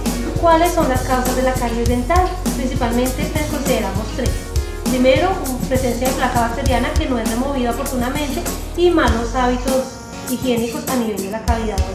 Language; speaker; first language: Spanish; native; Spanish